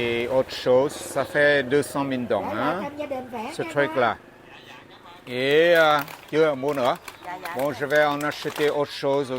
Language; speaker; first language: French; non-native, fluent; Vietnamese